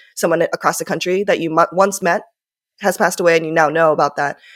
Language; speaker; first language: English; early bilingual, other home language; Japanese